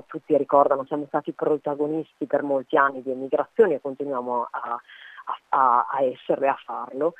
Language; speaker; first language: Italian; native; Italian